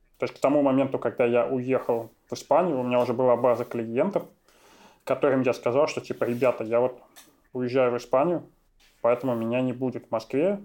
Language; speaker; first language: Russian; native; Russian